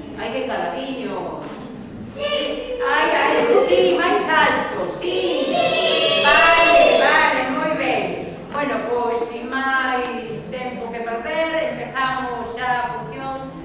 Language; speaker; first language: Galician; non-native, local second language; Spanish